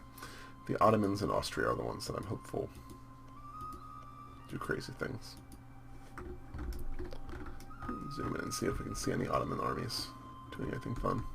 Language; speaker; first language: English; native; English